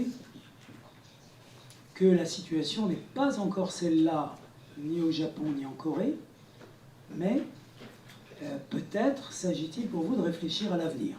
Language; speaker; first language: French; native; French